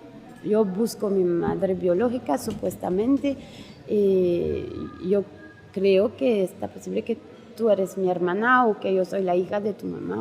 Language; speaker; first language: Spanish; non-native, learner; French